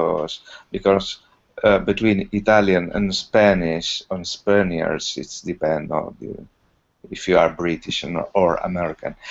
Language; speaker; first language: English; non-native, learner; Italian